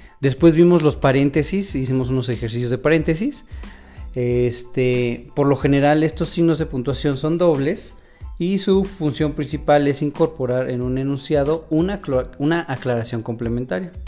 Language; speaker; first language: Spanish; native; Spanish